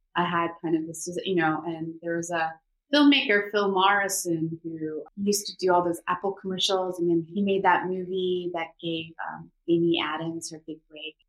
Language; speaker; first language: English; early bilingual, other home language; Korean